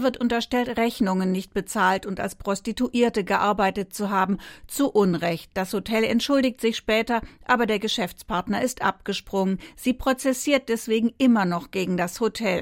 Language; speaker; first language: German; native; German